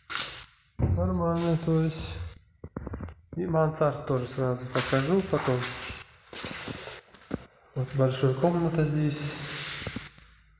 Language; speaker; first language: Russian; non-native, learner; Uzbek